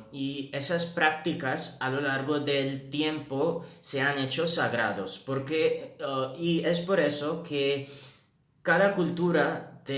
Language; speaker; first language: Spanish; non-native, fluent; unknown